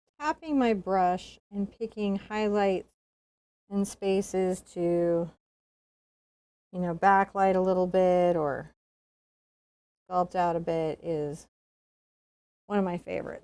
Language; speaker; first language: English; native; English